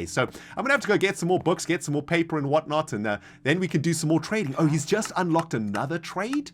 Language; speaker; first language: English; native; English